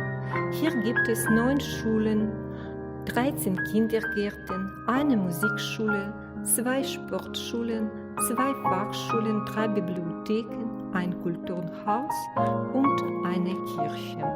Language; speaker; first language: German; non-native, learner; Russian